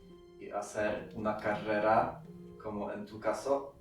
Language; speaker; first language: Spanish; non-native, fluent; Polish